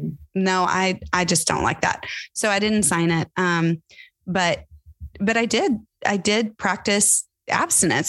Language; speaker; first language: English; native; English